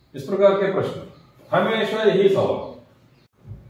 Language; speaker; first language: Hindi; non-native, local second language; Telugu